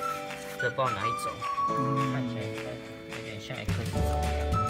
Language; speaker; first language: Chinese; native; Chinese